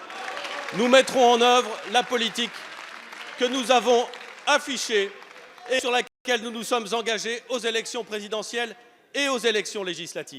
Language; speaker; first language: French; native; French